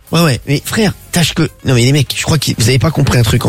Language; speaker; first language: French; native; French